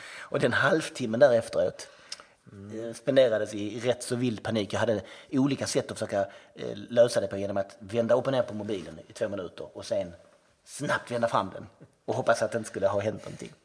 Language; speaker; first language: Swedish; native; Swedish